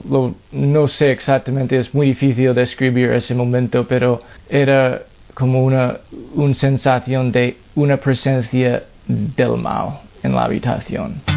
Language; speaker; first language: Spanish; non-native, fluent; English